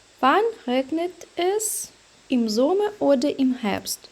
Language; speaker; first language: German; non-native, fluent; Ukrainian